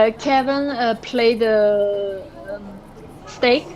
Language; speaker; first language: English; non-native, learner; French